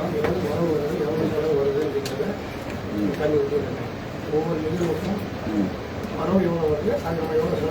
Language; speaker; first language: Tamil; native; Tamil